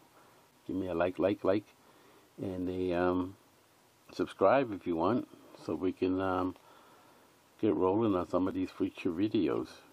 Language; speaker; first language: English; native; English